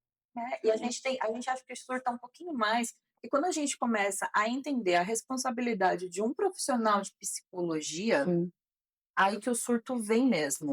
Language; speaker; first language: Portuguese; native; Portuguese